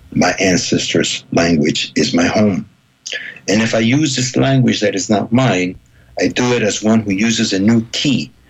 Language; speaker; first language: English; non-native, fluent; Spanish